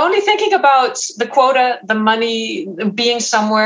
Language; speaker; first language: English; non-native, fluent; Danish